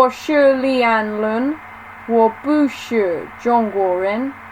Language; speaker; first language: Chinese; non-native, learner; English